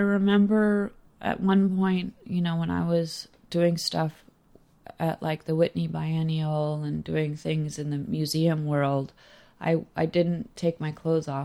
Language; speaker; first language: English; native; English